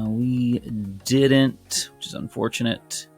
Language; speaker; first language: English; native; English